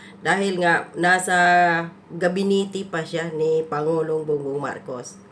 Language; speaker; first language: Filipino; non-native, local second language; Cebuano